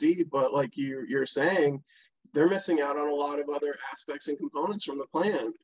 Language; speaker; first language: English; native; English